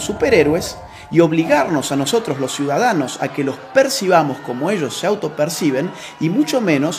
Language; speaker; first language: Spanish; native; Spanish